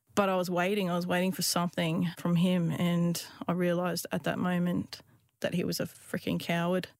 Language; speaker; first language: English; native; English